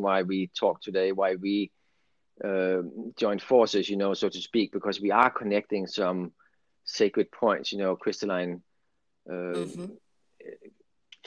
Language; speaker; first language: English; non-native, fluent; Danish